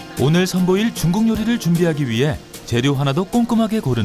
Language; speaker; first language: Korean; native; Korean